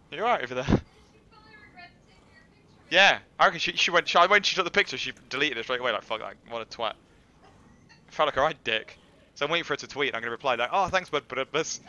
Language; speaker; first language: English; native; English